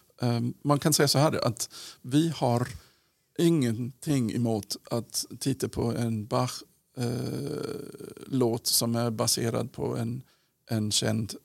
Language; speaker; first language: Swedish; non-native, fluent; English